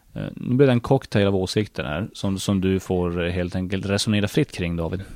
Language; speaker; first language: Swedish; native; Swedish